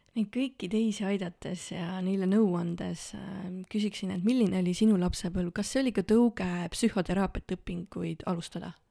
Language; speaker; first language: Estonian; native; Estonian